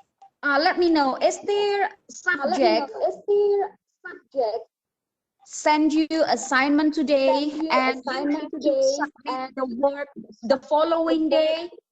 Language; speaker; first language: English; non-native, fluent; Indonesian